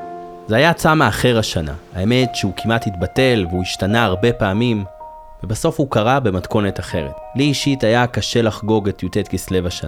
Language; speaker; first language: Hebrew; native; Hebrew